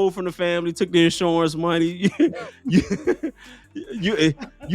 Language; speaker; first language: English; native; English